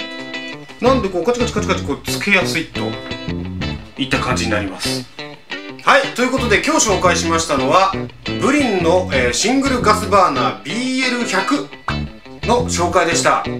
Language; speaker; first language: Japanese; native; Japanese